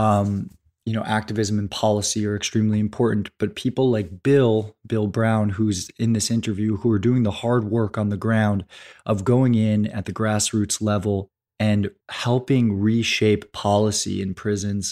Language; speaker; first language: English; native; English